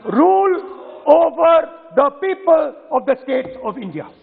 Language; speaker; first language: English; non-native, local second language; Hindi